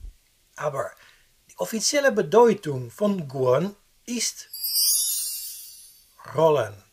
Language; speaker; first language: German; non-native, fluent; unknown